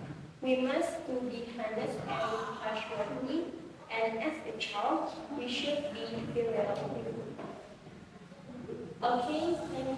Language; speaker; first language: English; non-native, learner; Indonesian